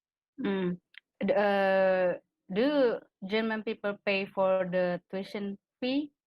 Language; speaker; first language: English; non-native, fluent; Indonesian